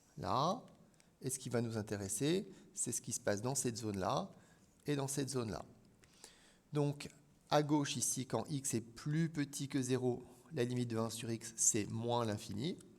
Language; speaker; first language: French; native; French